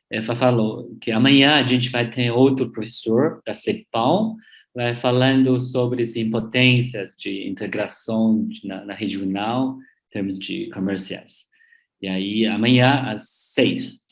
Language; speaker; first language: Portuguese; non-native, learner; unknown